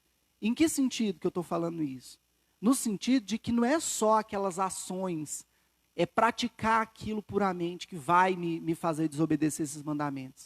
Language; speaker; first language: Portuguese; native; Portuguese